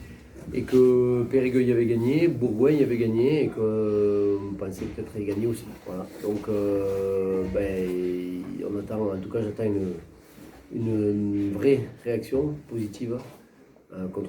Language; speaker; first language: French; native; French